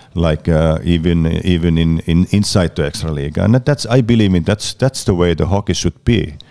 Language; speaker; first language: English; non-native, learner; Finnish